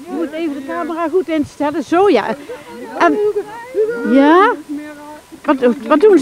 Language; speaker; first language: Dutch; native; Dutch